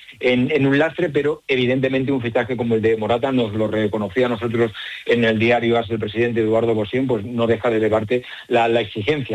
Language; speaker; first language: Spanish; native; Spanish